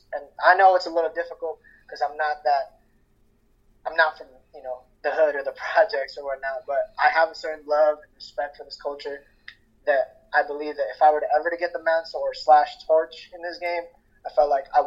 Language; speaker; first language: English; early bilingual, other home language; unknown